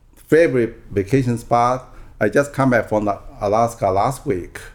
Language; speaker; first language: English; non-native, fluent; Min Nan Chinese